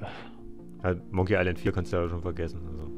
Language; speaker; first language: German; native; German